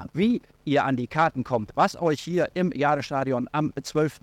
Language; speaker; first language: German; native; German